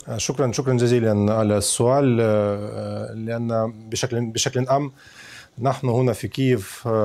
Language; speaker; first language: Arabic; non-native, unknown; Ukrainian